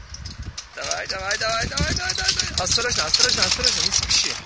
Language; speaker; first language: Russian; non-native, learner; Turkish